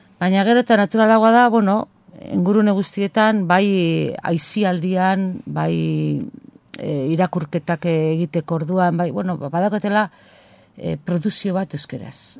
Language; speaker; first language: Basque; non-native, local second language; Spanish